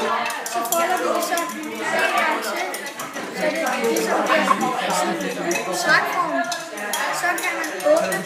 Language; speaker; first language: Danish; native; Danish